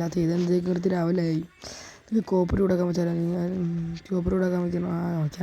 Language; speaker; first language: Malayalam; native; Malayalam